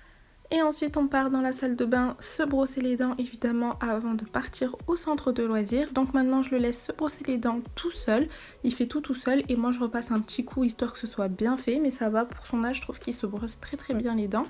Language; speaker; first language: French; native; French